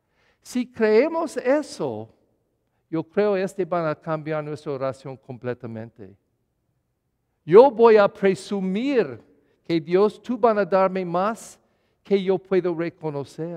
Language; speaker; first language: Spanish; non-native, learner; English